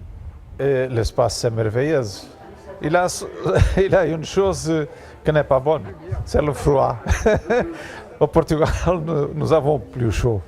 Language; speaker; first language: French; non-native, learner; Portuguese